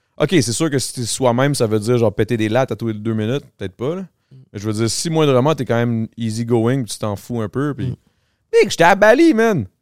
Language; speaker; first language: French; native; French